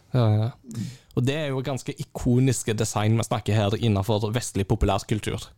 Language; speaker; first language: Norwegian; native; Norwegian